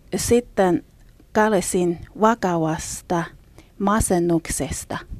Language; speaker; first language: Finnish; non-native, learner; Chinese